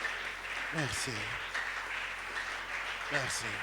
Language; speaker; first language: French; non-native, local second language; Lingala